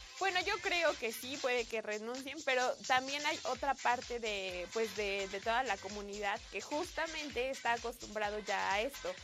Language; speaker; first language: Spanish; native; Spanish